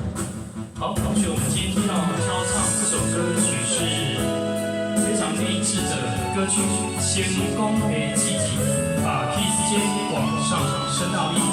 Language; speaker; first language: Chinese; native; Chinese